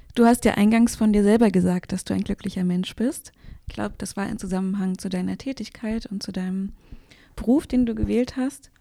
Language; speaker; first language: German; native; German